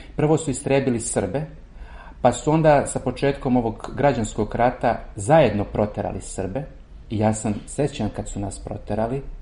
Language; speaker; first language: Serbian; native; Serbian